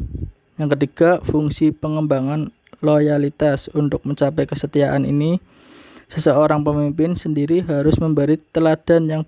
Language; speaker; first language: Indonesian; native; Indonesian